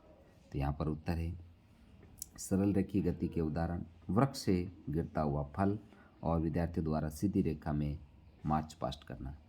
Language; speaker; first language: Hindi; native; Hindi